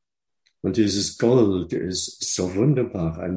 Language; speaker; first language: German; non-native, fluent; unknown